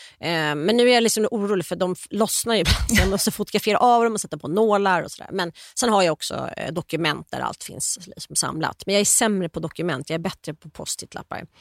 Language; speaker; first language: Swedish; native; Swedish